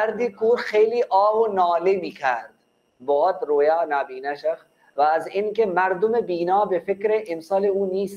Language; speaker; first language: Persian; non-native, fluent; Urdu